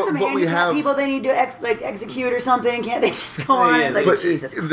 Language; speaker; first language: English; native; English